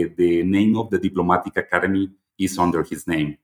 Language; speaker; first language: English; non-native, fluent; Spanish